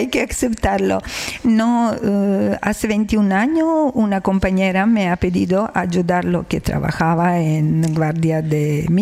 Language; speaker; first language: Spanish; non-native, learner; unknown